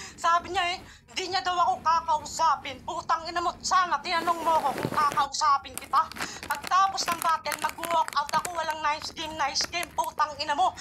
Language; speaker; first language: Filipino; non-native, local second language; Hiligaynon